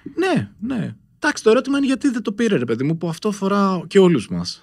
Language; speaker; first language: Greek; native; Greek